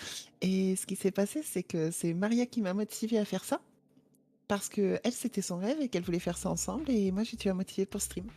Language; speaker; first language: French; native; French